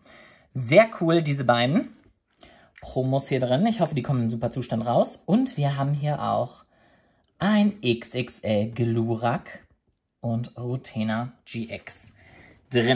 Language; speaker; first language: German; native; German